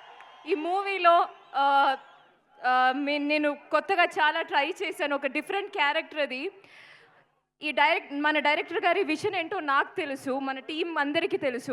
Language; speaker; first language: Telugu; non-native, fluent; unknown